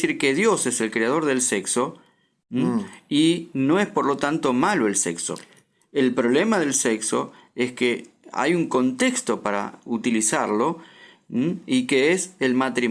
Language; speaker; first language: Spanish; native; Spanish